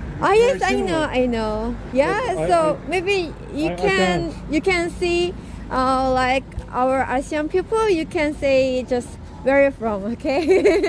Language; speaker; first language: English; non-native, learner; Korean